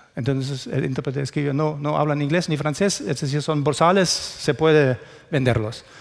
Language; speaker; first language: Spanish; non-native, fluent; German